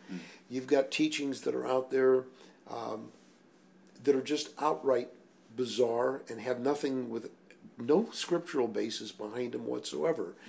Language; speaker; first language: English; native; English